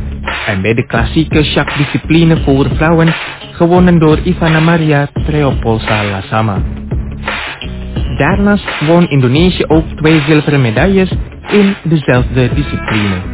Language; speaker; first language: Dutch; non-native, fluent; Indonesian